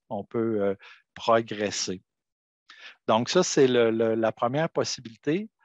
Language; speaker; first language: French; native; French